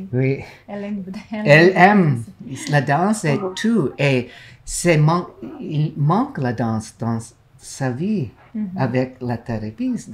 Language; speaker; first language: French; non-native, learner; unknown